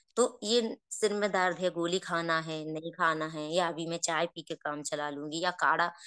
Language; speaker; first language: Hindi; native; Hindi